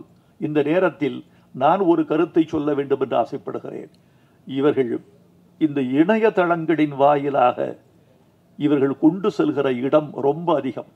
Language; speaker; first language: Tamil; native; Tamil